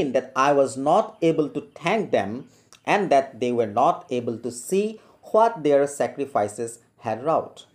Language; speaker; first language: English; non-native, local second language; Assamese